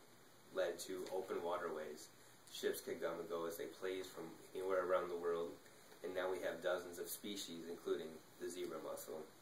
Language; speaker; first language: English; native; English